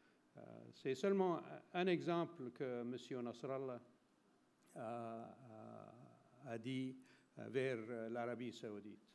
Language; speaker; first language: French; non-native, fluent; Arabic